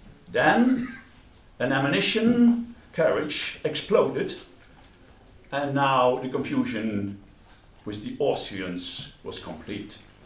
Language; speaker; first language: English; non-native, fluent; Dutch